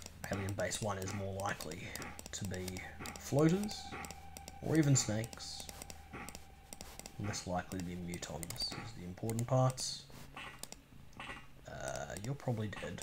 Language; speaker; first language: English; native; English